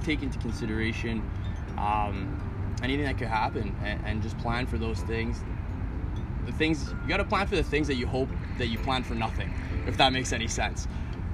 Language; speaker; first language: English; native; English